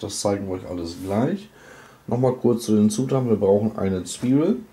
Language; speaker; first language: German; native; German